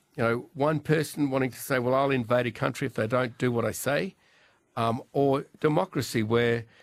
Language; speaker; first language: English; native; English